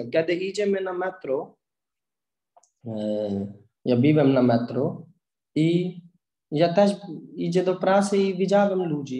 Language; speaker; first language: Polish; non-native, learner; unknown